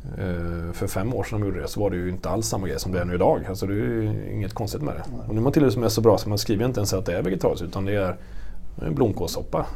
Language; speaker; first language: Swedish; native; Swedish